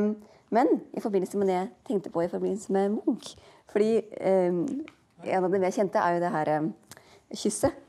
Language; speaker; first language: Norwegian; native; Norwegian